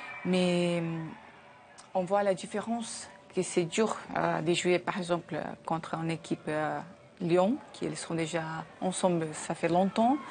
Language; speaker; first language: French; non-native, learner; Portuguese